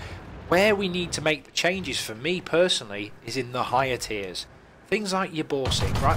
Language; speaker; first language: English; native; English